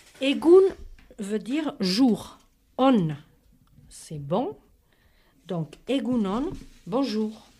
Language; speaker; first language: French; native; French